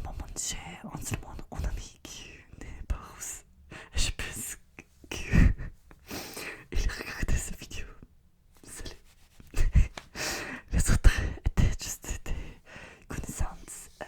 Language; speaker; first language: French; non-native, learner; Russian